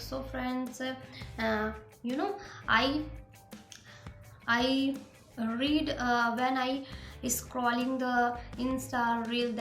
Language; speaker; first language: English; non-native, learner; Hindi